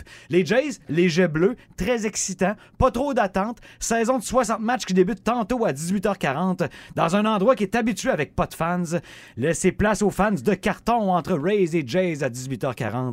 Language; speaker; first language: French; native; French